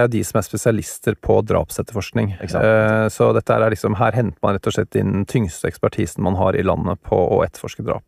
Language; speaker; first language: Norwegian; native; Norwegian